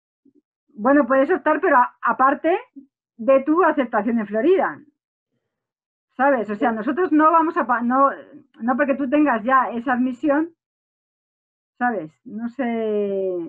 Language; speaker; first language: Spanish; native; Spanish